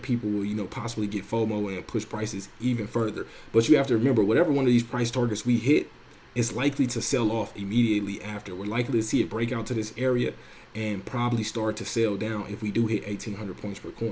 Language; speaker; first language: English; native; English